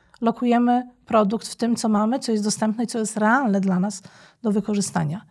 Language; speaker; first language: Polish; native; Polish